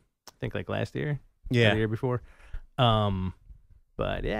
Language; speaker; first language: English; native; English